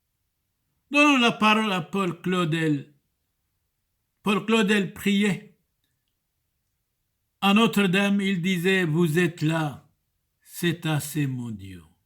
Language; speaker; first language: French; non-native, fluent; Turoyo